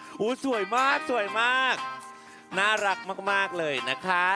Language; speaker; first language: Thai; native; Thai